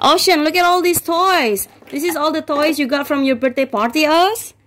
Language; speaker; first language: English; non-native, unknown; Javanese